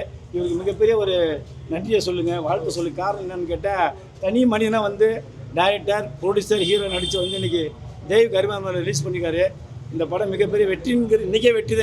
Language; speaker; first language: Tamil; native; Tamil